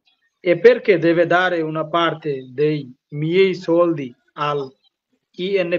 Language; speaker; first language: Italian; non-native, learner; Bangla